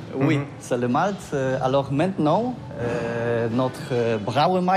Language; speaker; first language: French; non-native, learner; Polish